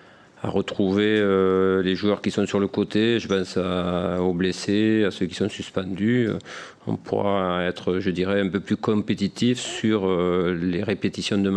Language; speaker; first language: French; native; French